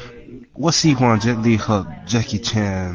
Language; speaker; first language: Chinese; non-native, learner; English